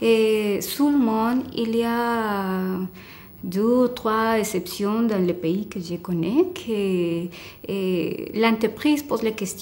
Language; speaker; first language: French; non-native, fluent; Spanish